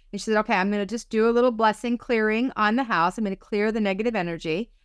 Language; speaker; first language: English; native; English